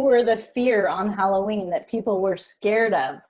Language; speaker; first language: English; native; English